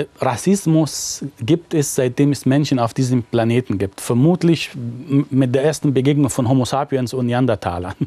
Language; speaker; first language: German; non-native, fluent; Arabic